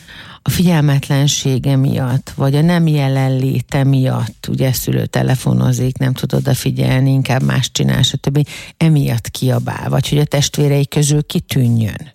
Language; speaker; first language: Hungarian; native; Hungarian